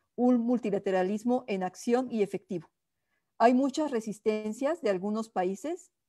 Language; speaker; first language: Spanish; native; Spanish